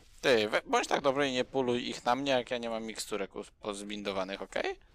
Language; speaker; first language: Polish; native; Polish